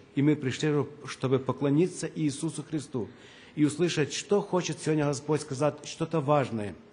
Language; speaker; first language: Russian; non-native, local second language; Ukrainian